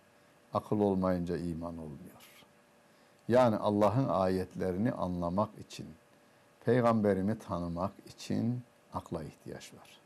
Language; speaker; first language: Turkish; native; Turkish